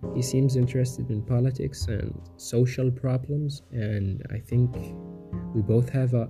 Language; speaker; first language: English; non-native, fluent; Arabic